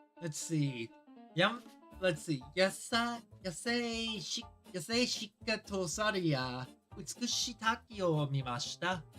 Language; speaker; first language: Japanese; non-native, learner; English